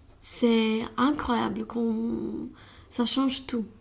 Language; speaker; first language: French; non-native, learner; Romanian